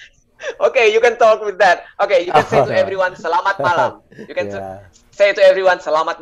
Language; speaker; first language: English; non-native, learner; Indonesian